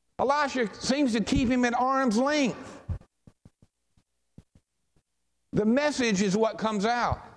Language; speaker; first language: English; native; English